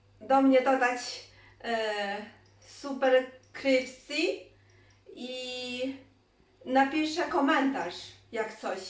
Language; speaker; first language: Polish; non-native, learner; Chinese